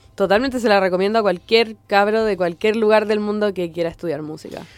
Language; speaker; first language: Spanish; native; Spanish